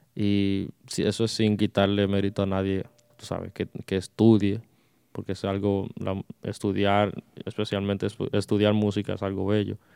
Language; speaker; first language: Spanish; early bilingual, heritage; Spanish